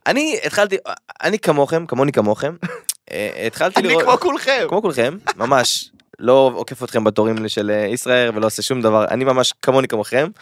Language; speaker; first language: Hebrew; native; Hebrew